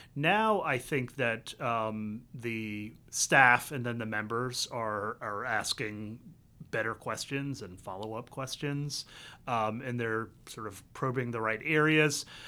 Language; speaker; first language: English; early bilingual, other home language; Vietnamese